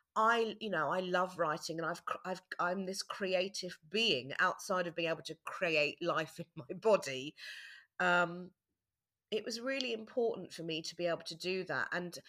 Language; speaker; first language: English; native; English